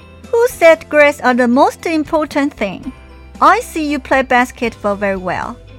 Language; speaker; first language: English; non-native, fluent; Chinese